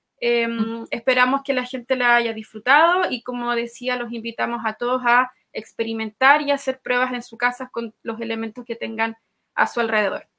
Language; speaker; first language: Spanish; native; Spanish